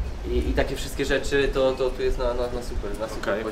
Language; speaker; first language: Polish; native; Polish